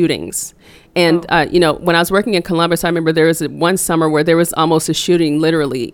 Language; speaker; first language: English; native; English